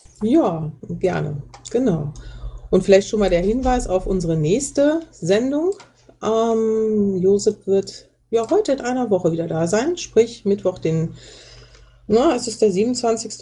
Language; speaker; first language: German; native; German